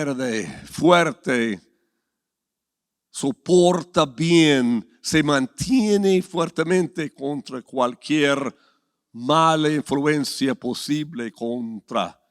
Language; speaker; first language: Spanish; non-native, fluent; English